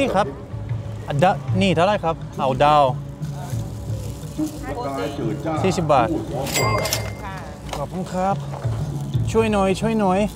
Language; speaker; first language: Thai; non-native, learner; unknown